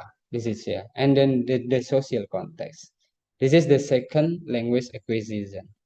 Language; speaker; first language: English; non-native, fluent; Indonesian